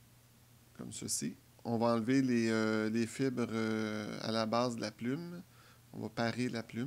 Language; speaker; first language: French; native; French